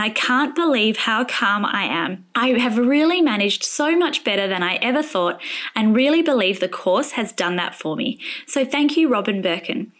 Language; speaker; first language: English; native; English